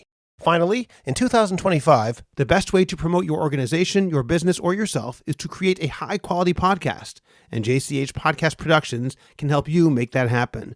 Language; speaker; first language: English; native; English